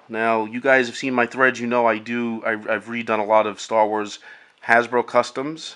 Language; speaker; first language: English; native; English